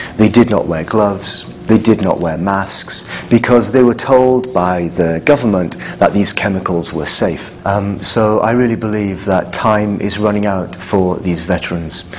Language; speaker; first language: English; native; English